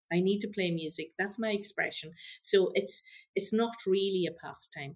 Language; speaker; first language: English; native; English